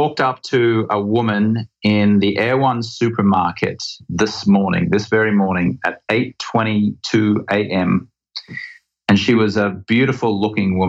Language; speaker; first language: English; native; English